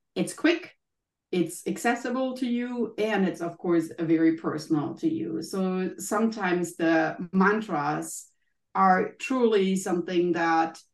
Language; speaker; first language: English; non-native, fluent; German